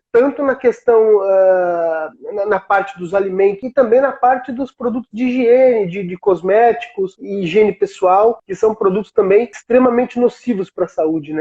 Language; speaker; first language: Portuguese; native; Portuguese